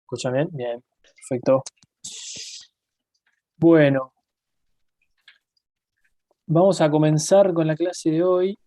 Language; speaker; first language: Spanish; native; Spanish